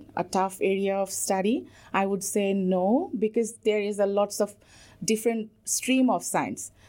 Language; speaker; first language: English; non-native, local second language; Bangla